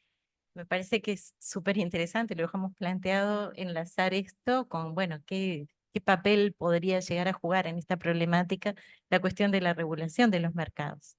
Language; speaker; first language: Spanish; native; Spanish